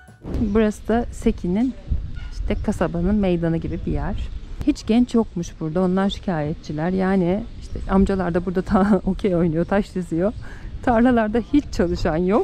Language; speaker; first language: Turkish; native; Turkish